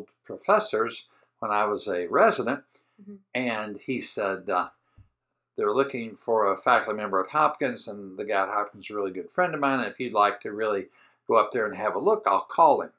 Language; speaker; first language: English; native; English